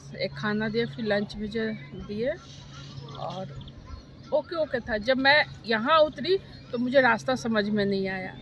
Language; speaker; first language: Hindi; native; Hindi